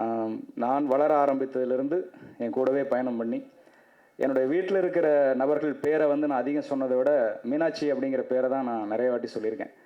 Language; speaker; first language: Tamil; native; Tamil